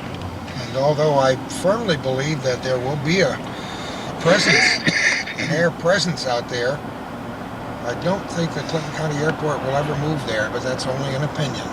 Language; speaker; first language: English; native; English